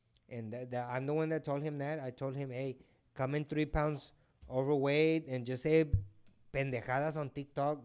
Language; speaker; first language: English; early bilingual, other home language; Spanish